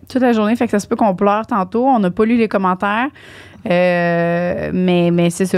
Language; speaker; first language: French; native; French